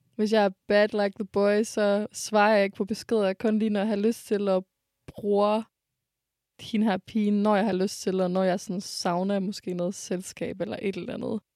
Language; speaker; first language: Danish; early bilingual, other home language; French